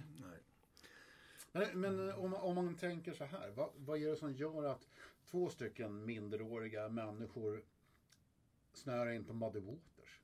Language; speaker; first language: Swedish; native; Swedish